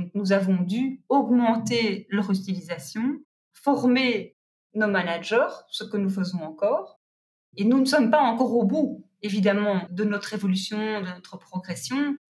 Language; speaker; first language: French; native; French